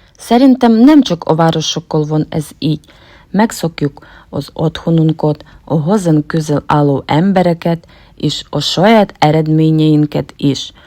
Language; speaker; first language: Hungarian; non-native, fluent; Ukrainian